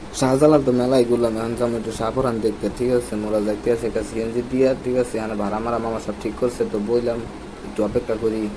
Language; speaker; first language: Bangla; native; Bangla